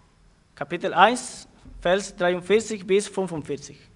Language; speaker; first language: German; non-native, fluent; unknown